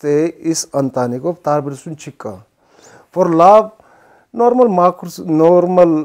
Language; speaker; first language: Armenian; non-native, learner; Hindi